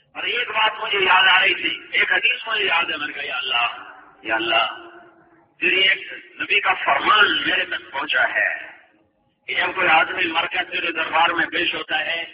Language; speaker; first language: Urdu; non-native, local second language; Punjabi